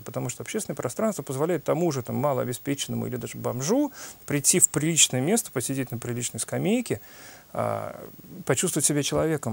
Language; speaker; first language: Russian; native; Russian